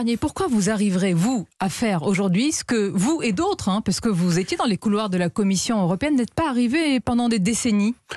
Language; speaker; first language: French; native; French